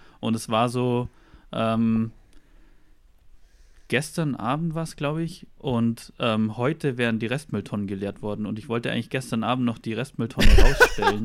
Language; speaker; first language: German; native; German